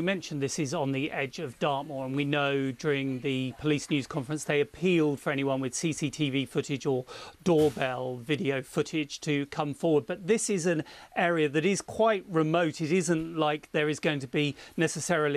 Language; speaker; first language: English; native; English